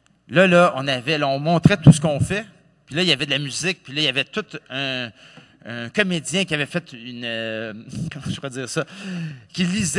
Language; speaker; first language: French; native; French